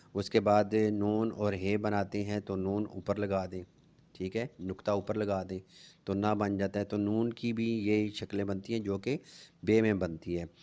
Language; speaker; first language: Urdu; non-native, local second language; Punjabi